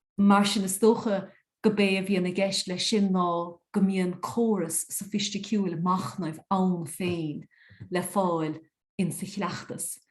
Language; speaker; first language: Irish; native; Irish